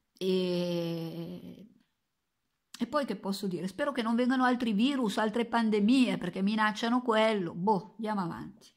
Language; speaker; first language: Italian; native; Italian